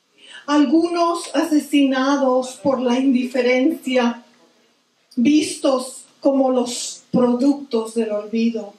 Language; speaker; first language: Spanish; early bilingual, heritage; Spanish